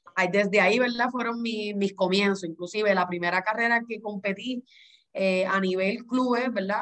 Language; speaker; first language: Spanish; native; Spanish